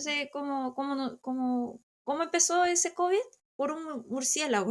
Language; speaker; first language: Spanish; non-native, fluent; Korean